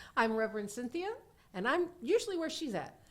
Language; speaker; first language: English; native; English